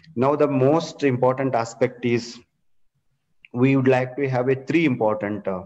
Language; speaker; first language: English; non-native, local second language; Kannada